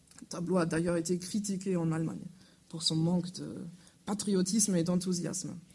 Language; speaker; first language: French; non-native, fluent; German